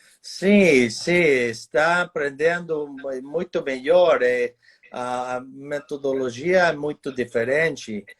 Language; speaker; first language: Portuguese; non-native, fluent; English